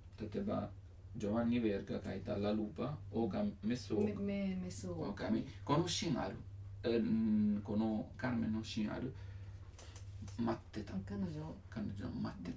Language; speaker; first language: Japanese; non-native, learner; Italian